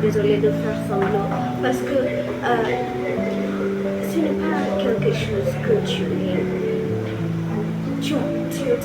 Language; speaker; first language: French; non-native, learner; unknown